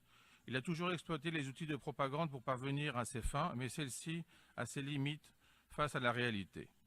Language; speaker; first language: French; non-native, fluent; Greek